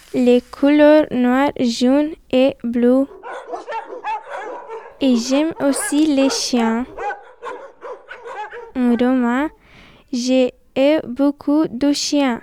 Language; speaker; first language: French; non-native, learner; Romanian